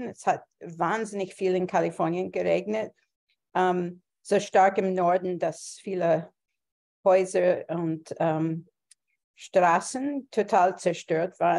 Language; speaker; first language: German; non-native, fluent; English